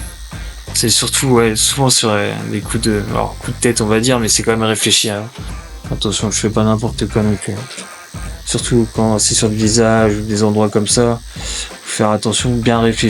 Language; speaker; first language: French; native; French